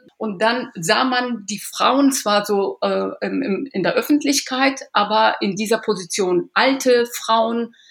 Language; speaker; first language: German; early bilingual, other home language; Persian